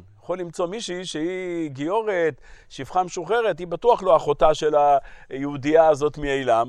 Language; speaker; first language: Hebrew; native; Hebrew